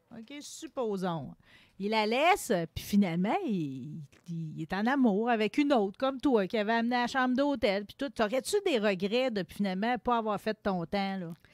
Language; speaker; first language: French; native; French